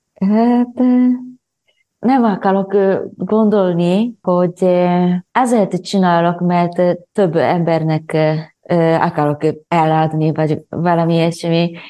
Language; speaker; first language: Hungarian; non-native, learner; Japanese